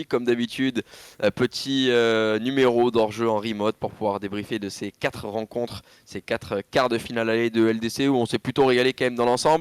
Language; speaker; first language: French; native; French